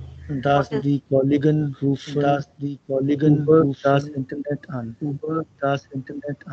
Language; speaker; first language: German; non-native, learner; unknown